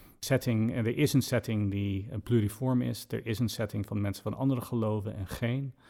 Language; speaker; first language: Dutch; non-native, fluent; English